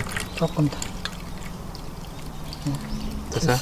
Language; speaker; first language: Korean; native; Korean